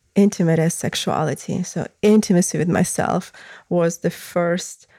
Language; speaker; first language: English; non-native, fluent; Russian